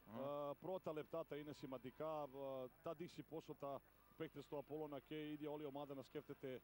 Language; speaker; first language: Greek; non-native, fluent; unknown